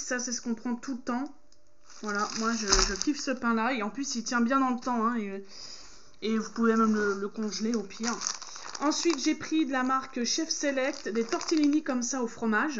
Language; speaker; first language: French; native; French